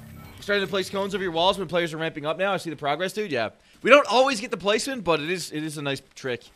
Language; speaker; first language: English; native; English